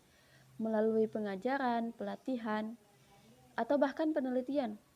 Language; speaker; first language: Indonesian; native; Indonesian